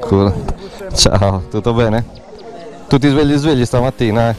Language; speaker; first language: Italian; native; Italian